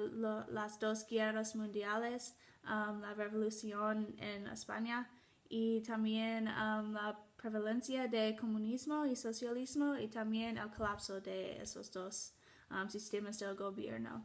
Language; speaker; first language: Spanish; non-native, learner; English